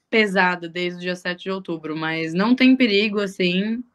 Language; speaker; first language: Portuguese; native; Portuguese